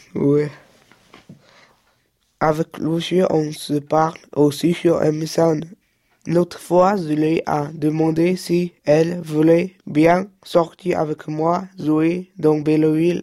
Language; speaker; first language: French; early bilingual, other home language; Chinese